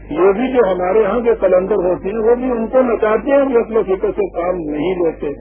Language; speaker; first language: Urdu; non-native, local second language; Punjabi